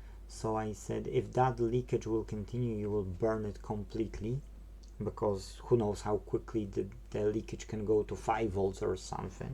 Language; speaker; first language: English; non-native, fluent; Polish